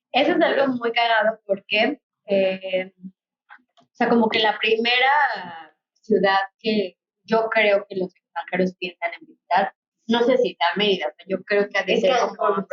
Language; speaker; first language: Spanish; native; Spanish